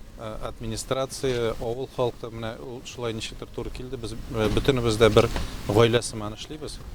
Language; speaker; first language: Tatar; native; Tatar